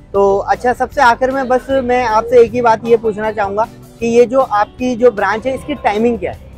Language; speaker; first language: Urdu; native; Urdu